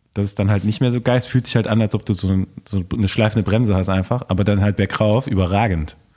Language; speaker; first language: German; native; German